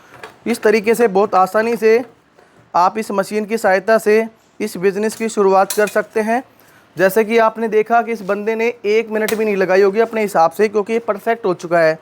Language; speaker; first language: Hindi; native; Hindi